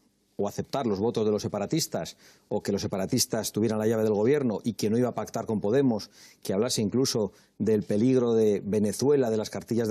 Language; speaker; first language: Spanish; native; Spanish